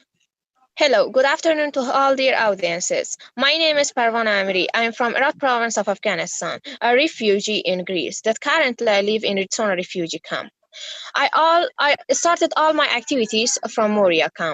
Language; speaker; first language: English; non-native, fluent; Persian